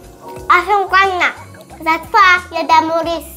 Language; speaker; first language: Bulgarian; early bilingual, heritage; Bulgarian